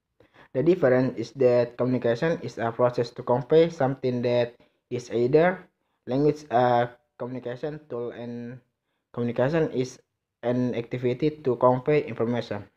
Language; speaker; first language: English; non-native, learner; Indonesian